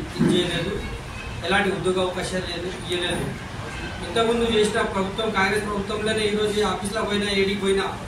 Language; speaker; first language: Telugu; non-native, local second language; Lambadi